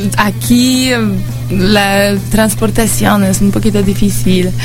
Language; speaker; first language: Spanish; non-native, learner; Polish